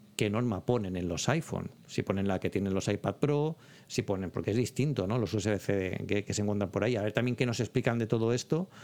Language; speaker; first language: Spanish; native; Spanish